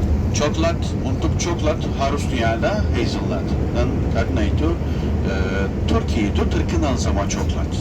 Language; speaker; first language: Indonesian; non-native, fluent; Turkish